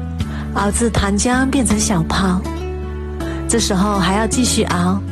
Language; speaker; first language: Chinese; native; Chinese